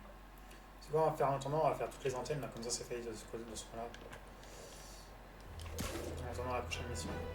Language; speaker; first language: French; native; French